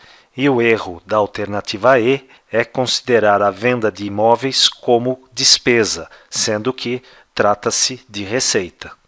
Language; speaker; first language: Portuguese; native; Portuguese